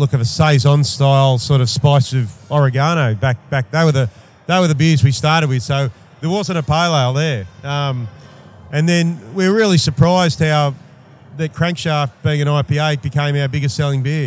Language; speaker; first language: English; native; English